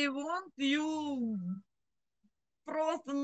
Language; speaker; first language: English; non-native, learner; Russian